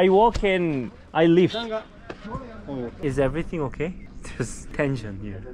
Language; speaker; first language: English; non-native, learner; Korean